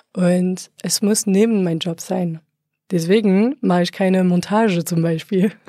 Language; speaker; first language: German; non-native, fluent; French